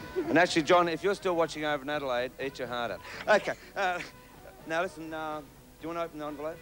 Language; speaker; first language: English; native; English